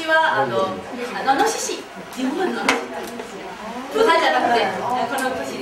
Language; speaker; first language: Japanese; non-native, fluent; Chinese